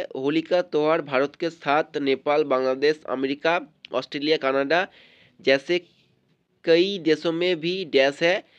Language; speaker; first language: Hindi; non-native, local second language; Bangla